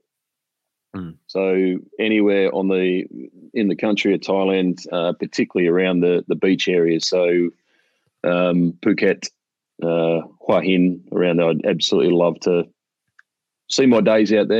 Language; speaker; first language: English; native; English